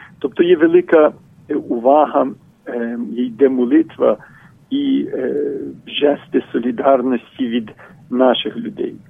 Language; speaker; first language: Ukrainian; early bilingual, heritage; Ukrainian